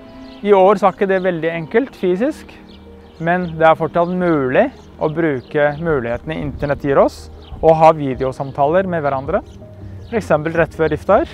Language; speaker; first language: Norwegian; early bilingual, other home language; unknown